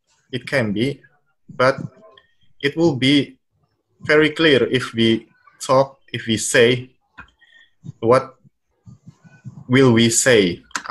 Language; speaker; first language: English; non-native, fluent; Indonesian